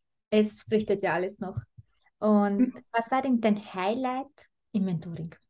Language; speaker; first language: German; native; German